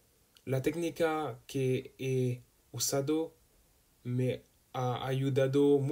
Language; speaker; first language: Spanish; non-native, learner; French